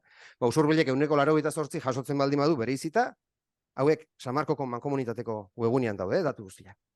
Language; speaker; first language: Basque; native; Basque